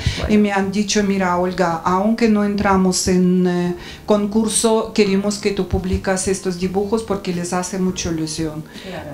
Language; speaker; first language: Spanish; non-native, fluent; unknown